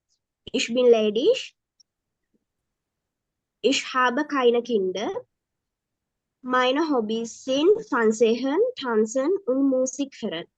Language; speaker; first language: German; non-native, learner; Sinhala